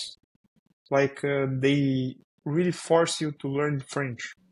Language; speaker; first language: English; non-native, fluent; Portuguese